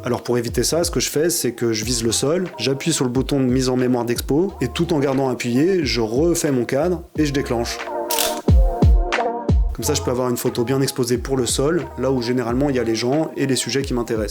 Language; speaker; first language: French; native; French